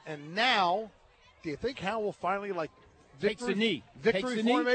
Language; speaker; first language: English; native; English